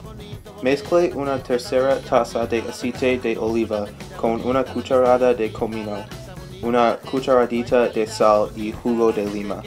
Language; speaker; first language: Spanish; non-native, learner; English